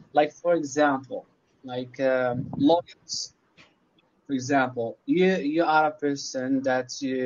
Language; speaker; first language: English; non-native, learner; Arabic